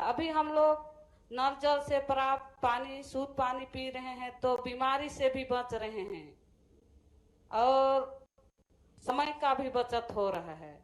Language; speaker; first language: Hindi; non-native, local second language; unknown